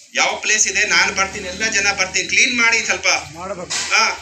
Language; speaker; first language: Kannada; non-native, learner; Hindi